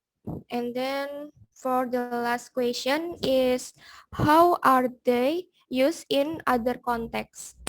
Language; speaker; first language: English; non-native, learner; Indonesian